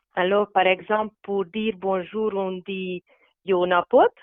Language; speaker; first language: French; non-native, fluent; Hungarian